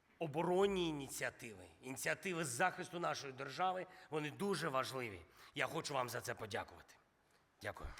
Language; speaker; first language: Ukrainian; non-native, local second language; Russian